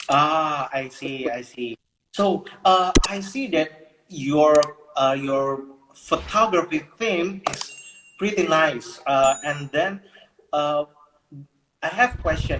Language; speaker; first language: English; non-native, fluent; Indonesian